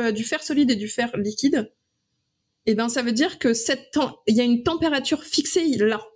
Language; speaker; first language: French; native; French